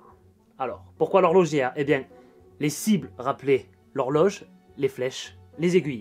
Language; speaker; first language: French; native; French